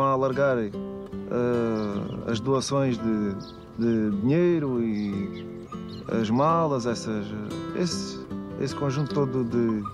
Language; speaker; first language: Portuguese; native; Portuguese